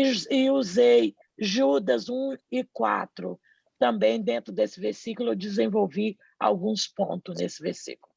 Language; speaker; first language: Portuguese; native; Portuguese